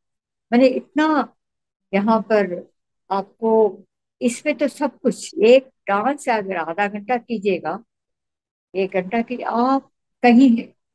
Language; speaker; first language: Hindi; non-native, local second language; Tamil